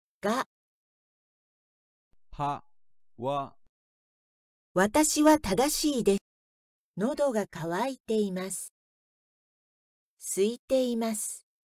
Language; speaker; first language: Japanese; non-native, learner; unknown